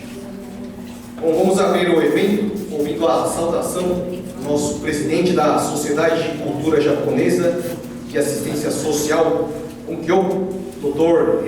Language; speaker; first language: Portuguese; native; Portuguese